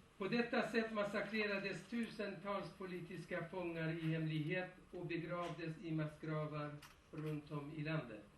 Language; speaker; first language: Swedish; non-native, fluent; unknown